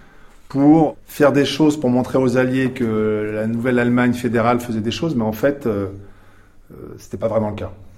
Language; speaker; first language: French; native; French